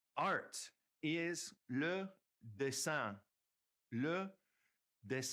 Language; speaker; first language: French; non-native, fluent; English